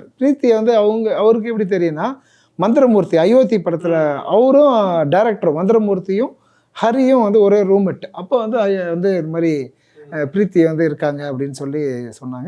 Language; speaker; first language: Tamil; native; Tamil